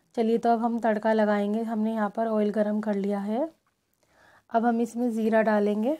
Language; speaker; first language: Hindi; native; Hindi